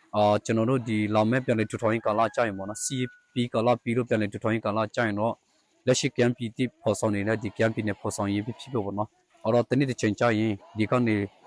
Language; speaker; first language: Burmese; non-native, local second language; Pa'o Karen